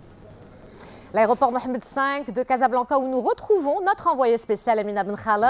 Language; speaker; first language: French; non-native, local second language; Arabic